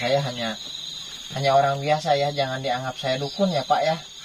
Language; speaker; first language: Indonesian; native; Indonesian